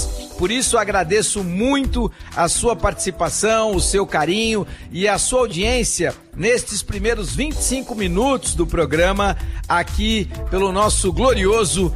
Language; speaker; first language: Portuguese; native; Portuguese